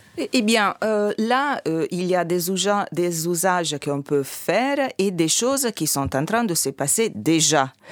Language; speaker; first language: French; non-native, fluent; Italian